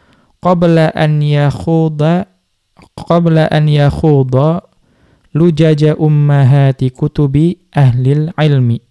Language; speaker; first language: Arabic; non-native, fluent; Indonesian